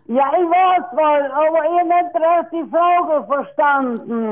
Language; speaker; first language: German; non-native, local second language; Italian